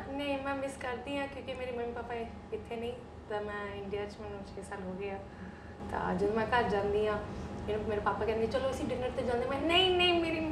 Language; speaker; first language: Punjabi; early bilingual, heritage; Punjabi